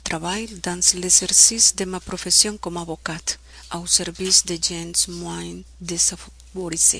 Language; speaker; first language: French; non-native, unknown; Spanish